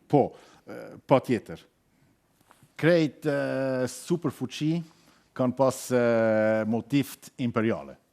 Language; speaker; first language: Albanian; non-native, learner; German